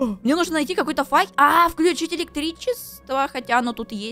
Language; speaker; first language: Russian; native; Russian